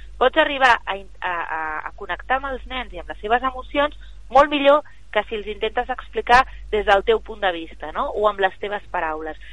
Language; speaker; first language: Catalan; native; Catalan